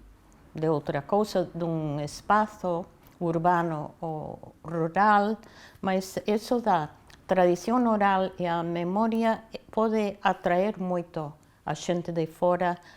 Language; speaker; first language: Galician; non-native, fluent; English